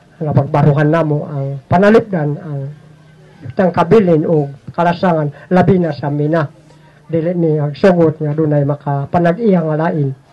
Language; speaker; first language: Cebuano; non-native, local second language; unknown